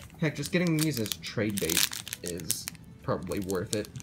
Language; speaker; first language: English; native; English